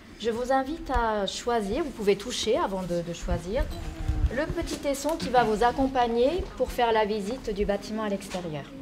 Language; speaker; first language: French; non-native, fluent; Japanese